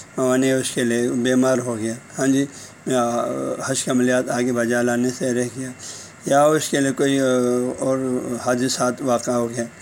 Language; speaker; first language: Urdu; non-native, local second language; Balti